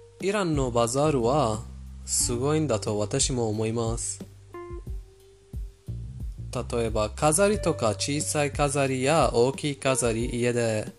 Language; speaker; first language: Japanese; non-native, fluent; Persian